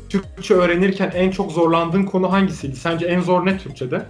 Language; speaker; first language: Turkish; native; Turkish